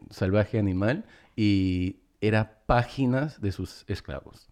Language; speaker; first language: Spanish; early bilingual, heritage; Spanish